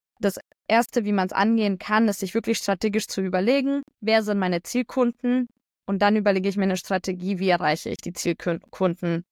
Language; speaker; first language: German; early bilingual, other home language; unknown